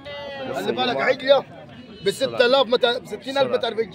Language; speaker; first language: Arabic; native; Arabic